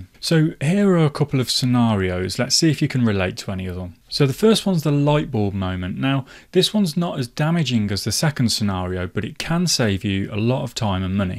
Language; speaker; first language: English; native; English